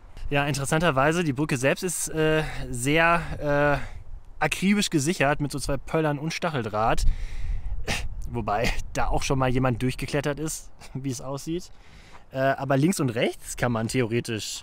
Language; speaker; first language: German; native; German